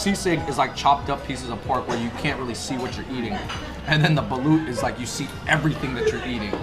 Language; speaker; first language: English; native; English